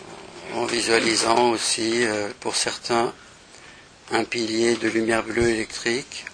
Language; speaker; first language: French; native; French